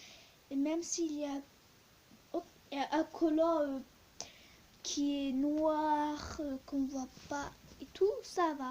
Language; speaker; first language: French; early bilingual, other home language; Turkish